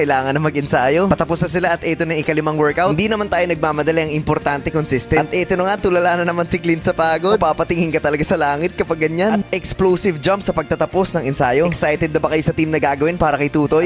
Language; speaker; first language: Filipino; native; Filipino